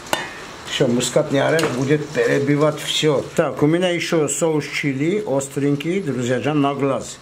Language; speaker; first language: Russian; non-native, fluent; Armenian